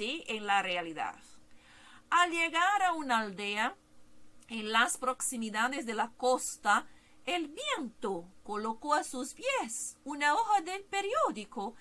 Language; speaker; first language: Spanish; non-native, fluent; Portuguese